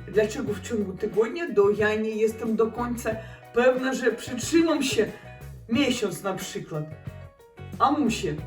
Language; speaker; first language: Polish; non-native, learner; Russian